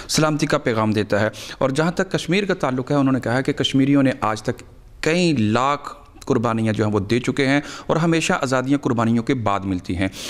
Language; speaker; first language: Urdu; non-native, local second language; Punjabi